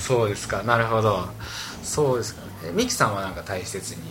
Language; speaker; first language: Japanese; native; Japanese